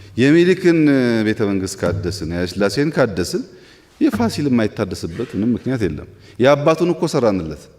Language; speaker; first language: Amharic; non-native, local second language; Oromo